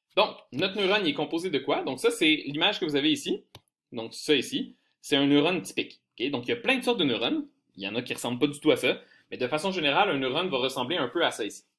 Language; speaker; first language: French; native; French